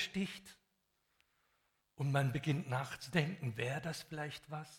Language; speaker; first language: German; native; German